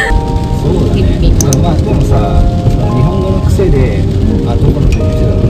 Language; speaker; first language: Japanese; native; Japanese